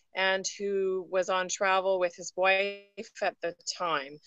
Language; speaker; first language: English; native; English